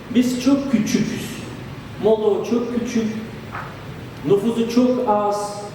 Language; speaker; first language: Turkish; non-native, fluent; Romanian